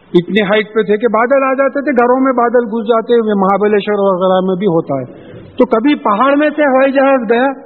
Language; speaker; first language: Urdu; native; Urdu